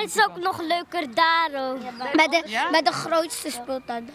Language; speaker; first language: Dutch; early bilingual, other home language; Arabic